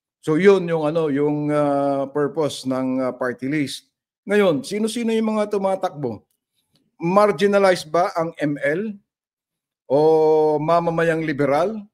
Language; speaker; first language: Filipino; non-native, local second language; Iloko